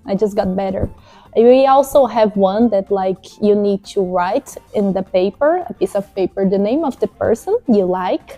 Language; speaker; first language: English; non-native, fluent; Portuguese